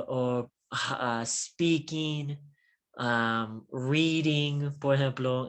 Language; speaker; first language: Spanish; non-native, learner; English